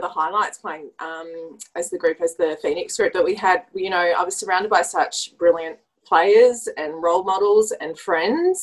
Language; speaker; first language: English; native; English